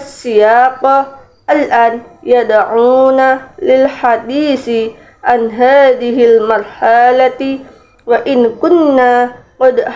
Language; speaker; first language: Arabic; non-native, learner; Indonesian